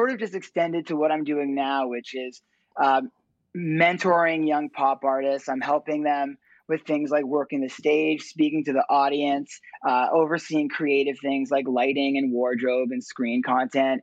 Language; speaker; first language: English; native; English